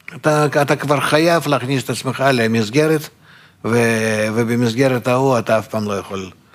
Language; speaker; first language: Hebrew; non-native, fluent; Russian